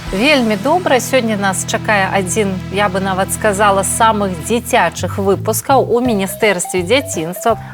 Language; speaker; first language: Belarusian; non-native, local second language; Russian